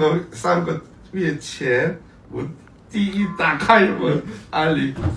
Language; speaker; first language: Chinese; non-native, learner; Turkmen